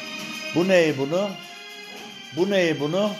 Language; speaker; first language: Turkish; native; Turkish